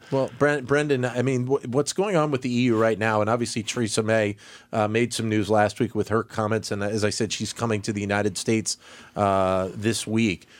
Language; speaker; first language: English; native; English